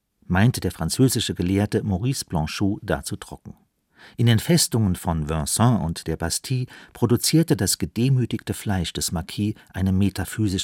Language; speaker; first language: German; native; German